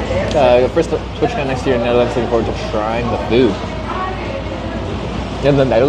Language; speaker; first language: English; native; English